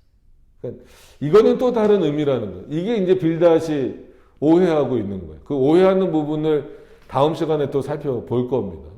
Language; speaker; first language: Korean; native; Korean